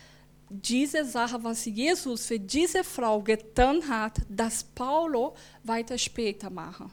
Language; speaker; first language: German; non-native, learner; Portuguese